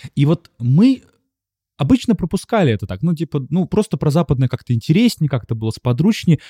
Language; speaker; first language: Russian; native; Russian